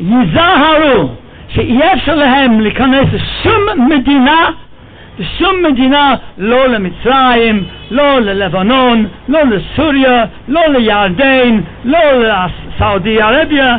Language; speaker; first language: Hebrew; non-native, fluent; English